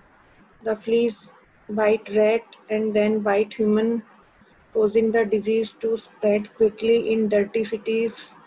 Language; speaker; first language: English; non-native, local second language; Hindi